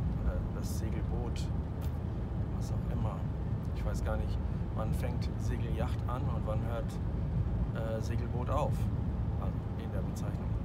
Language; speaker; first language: German; native; German